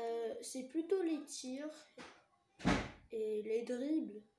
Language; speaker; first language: French; early bilingual, other home language; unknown